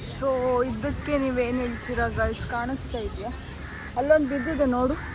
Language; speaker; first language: Kannada; non-native, local second language; Konkani